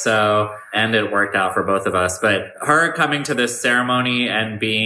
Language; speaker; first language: English; native; English